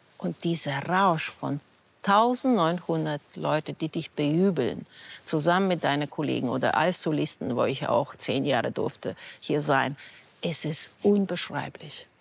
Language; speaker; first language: German; non-native, fluent; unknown